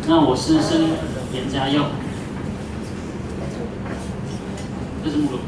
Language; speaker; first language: Chinese; native; Chinese